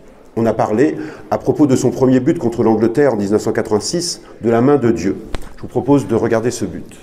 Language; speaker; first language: French; native; French